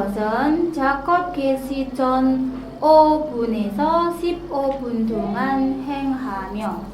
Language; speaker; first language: Korean; non-native, fluent; Indonesian